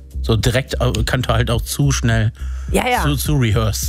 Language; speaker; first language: German; native; German